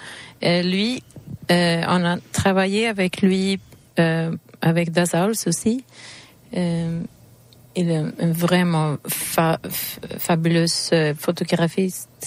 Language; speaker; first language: French; non-native, learner; Swedish